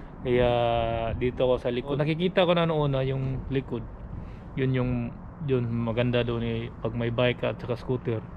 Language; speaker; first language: Filipino; non-native, local second language; Cebuano